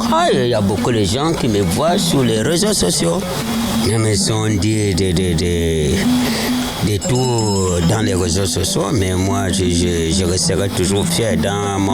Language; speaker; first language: French; non-native, local second language; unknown